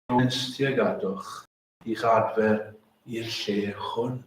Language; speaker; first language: Welsh; native; Welsh